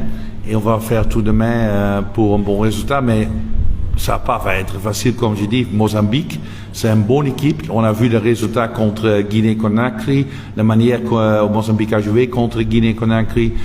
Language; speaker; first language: French; non-native, local second language; Dutch